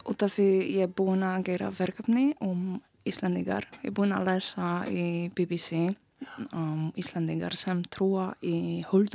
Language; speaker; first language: Icelandic; non-native, learner; Polish